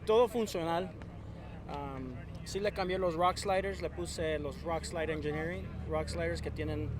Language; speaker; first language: Spanish; early bilingual, other home language; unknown